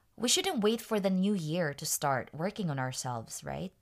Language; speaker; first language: English; non-native, local second language; Waray